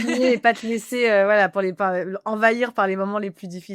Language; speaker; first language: French; native; French